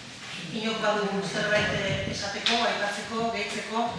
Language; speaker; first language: Basque; native; Basque